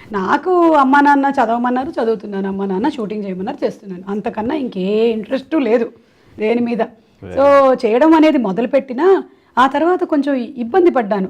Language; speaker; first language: Telugu; non-native, local second language; Malayalam